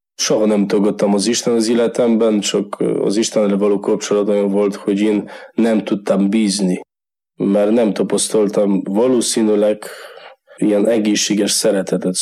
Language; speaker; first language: Hungarian; non-native, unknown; Polish